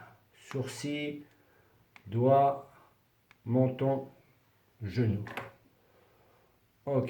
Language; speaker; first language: French; non-native, fluent; Spanish